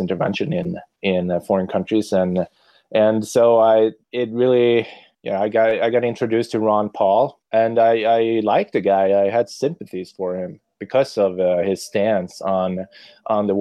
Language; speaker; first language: English; non-native, fluent; Swedish